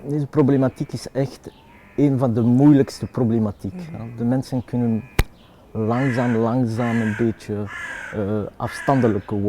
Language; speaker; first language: Dutch; non-native, local second language; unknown